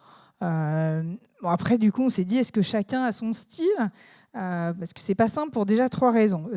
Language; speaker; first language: French; native; French